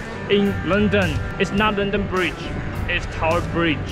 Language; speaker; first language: English; non-native, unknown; Chinese